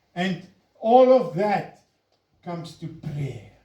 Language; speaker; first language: English; non-native, local second language; Afrikaans